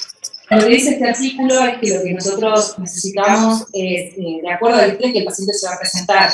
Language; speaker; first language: Spanish; native; Spanish